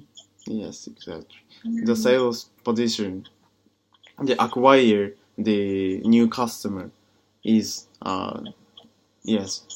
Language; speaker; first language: English; non-native, learner; Japanese